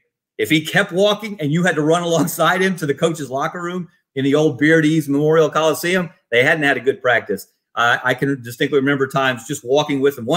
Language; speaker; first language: English; native; English